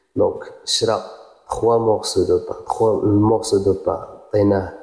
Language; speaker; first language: French; non-native, local second language; Arabic